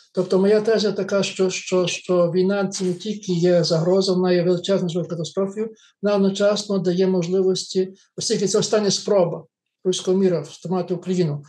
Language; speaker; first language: Ukrainian; native; Ukrainian